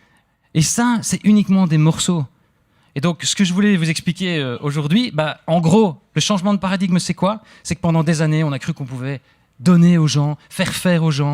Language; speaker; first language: French; native; French